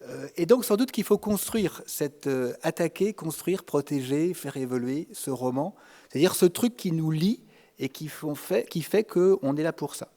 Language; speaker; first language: French; native; French